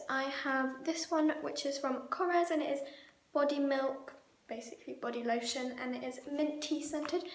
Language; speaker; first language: English; native; English